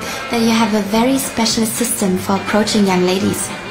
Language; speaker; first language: English; non-native, fluent; German